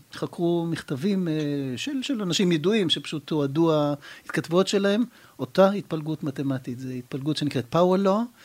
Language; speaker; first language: Hebrew; native; Hebrew